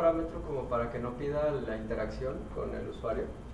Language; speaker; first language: Spanish; native; Spanish